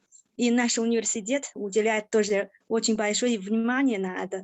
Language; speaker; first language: Russian; non-native, fluent; Chinese